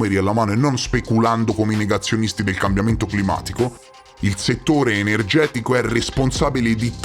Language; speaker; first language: Italian; native; Italian